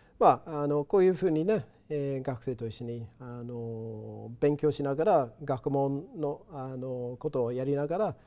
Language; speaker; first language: Japanese; non-native, fluent; English